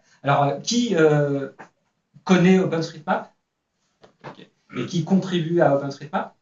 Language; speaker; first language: French; native; French